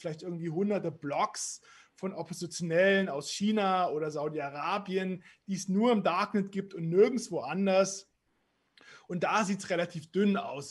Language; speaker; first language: German; native; German